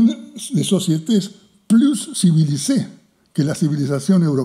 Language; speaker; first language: French; non-native, fluent; Spanish